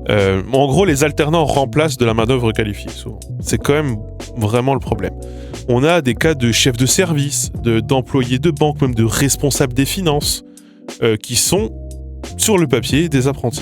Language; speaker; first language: French; native; French